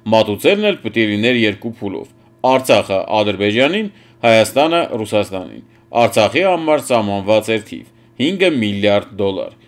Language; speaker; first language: Armenian; native; Armenian